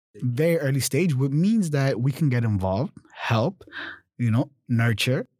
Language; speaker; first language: English; early bilingual, other home language; German